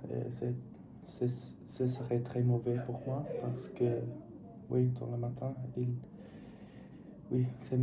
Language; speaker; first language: French; non-native, learner; English